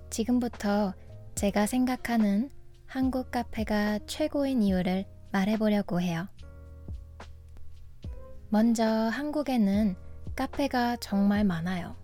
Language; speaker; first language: Korean; non-native, fluent; English